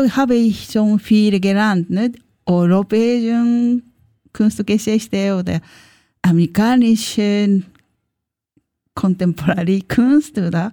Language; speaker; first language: German; non-native, learner; Japanese